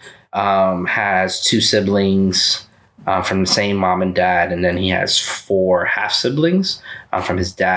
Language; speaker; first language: English; early bilingual, other home language; Spanish